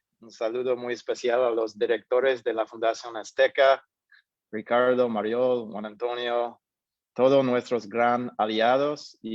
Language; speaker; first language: Spanish; non-native, fluent; English